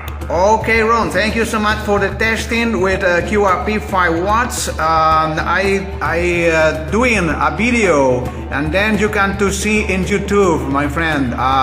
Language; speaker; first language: English; non-native, learner; Spanish